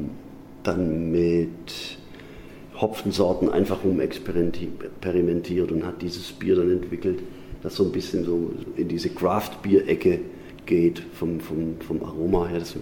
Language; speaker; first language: German; native; German